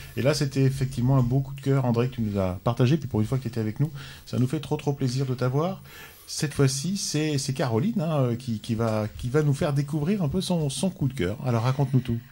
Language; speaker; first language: French; native; French